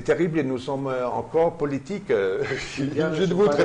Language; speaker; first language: French; non-native, learner; German